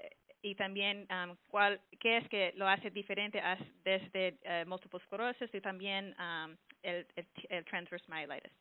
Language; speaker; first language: Spanish; early bilingual, heritage; Spanish